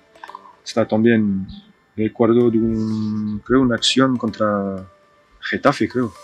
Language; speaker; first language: Spanish; non-native, fluent; French